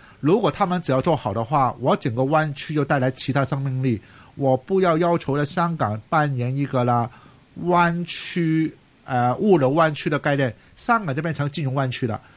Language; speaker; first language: Chinese; non-native, local second language; Cantonese